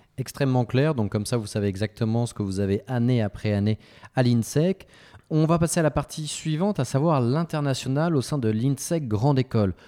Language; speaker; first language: French; native; French